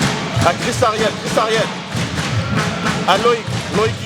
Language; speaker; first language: French; native; French